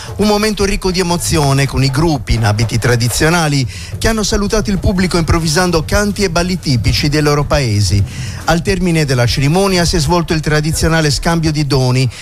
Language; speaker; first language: Italian; native; Italian